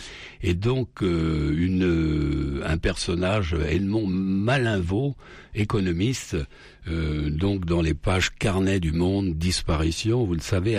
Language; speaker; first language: French; native; French